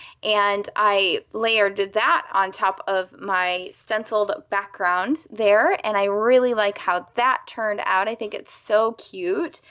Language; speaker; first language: English; native; English